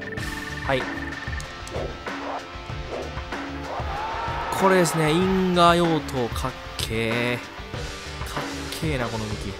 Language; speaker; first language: Japanese; native; Japanese